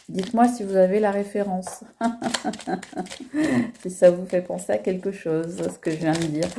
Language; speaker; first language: French; native; French